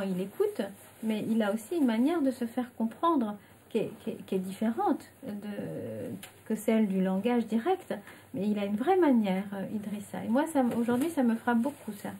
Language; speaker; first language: French; native; French